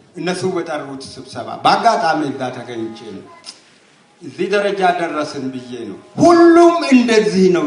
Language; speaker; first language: Amharic; non-native, local second language; Wolaytta